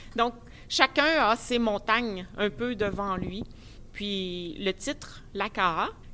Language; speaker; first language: French; native; French